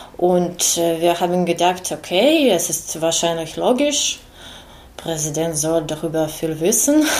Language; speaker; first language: German; non-native, learner; Ukrainian